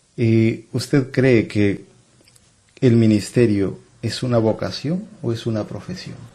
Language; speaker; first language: Spanish; native; Spanish